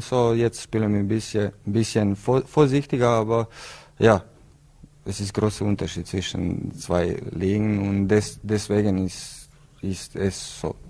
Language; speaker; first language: German; non-native, learner; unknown